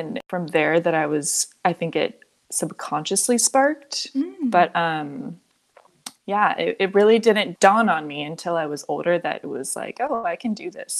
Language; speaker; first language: English; native; English